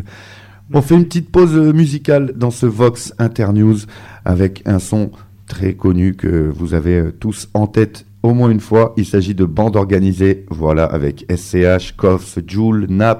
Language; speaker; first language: French; native; French